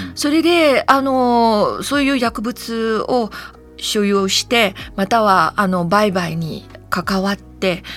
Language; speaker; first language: Japanese; non-native, fluent; Chinese